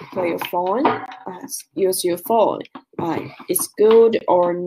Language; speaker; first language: English; non-native, learner; Chinese